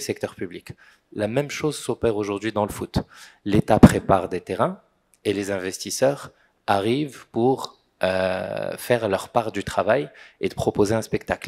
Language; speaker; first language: French; non-native, local second language; Arabic